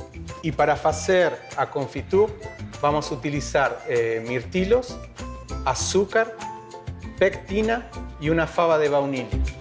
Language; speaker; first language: Portuguese; non-native, fluent; Spanish